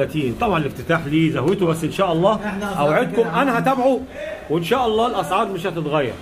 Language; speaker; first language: Arabic; native; Arabic